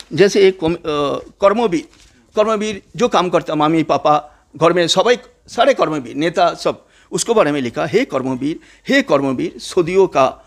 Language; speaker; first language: Hindi; non-native, local second language; Bangla